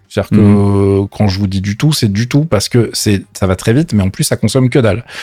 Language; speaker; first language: French; native; French